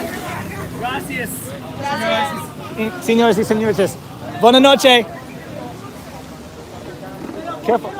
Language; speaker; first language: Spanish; non-native, learner; English